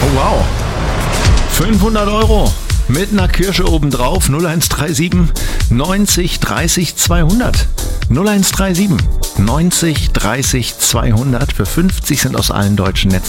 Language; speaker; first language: German; native; German